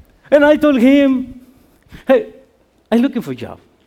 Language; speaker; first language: English; non-native, learner; Spanish